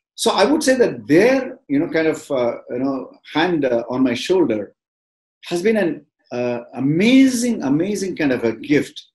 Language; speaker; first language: English; non-native, local second language; Tamil